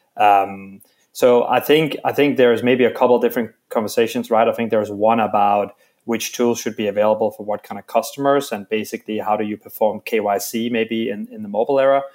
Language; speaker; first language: English; non-native, fluent; Danish